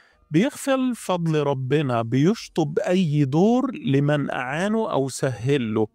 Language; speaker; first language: Arabic; native; Arabic